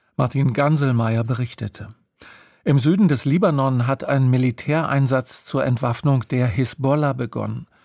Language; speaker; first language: German; native; German